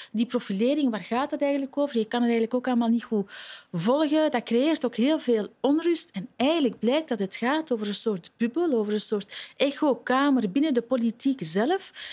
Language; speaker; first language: Dutch; native; Dutch